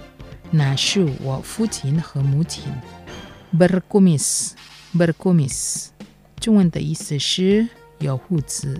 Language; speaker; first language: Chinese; non-native, fluent; Indonesian